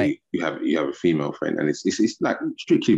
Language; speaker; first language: English; native; English